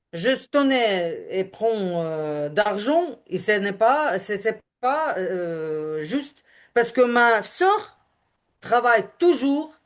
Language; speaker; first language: French; non-native, learner; Ukrainian